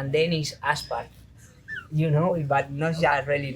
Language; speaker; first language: English; non-native, learner; Spanish